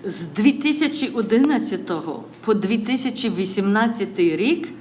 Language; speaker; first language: Ukrainian; early bilingual, other home language; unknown